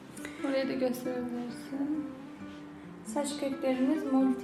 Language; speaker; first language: Turkish; native; Turkish